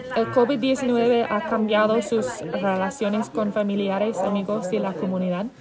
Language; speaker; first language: Spanish; non-native, learner; English